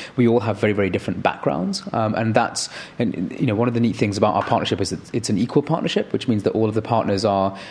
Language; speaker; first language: English; native; English